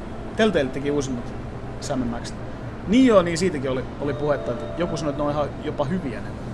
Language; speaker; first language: Finnish; native; Finnish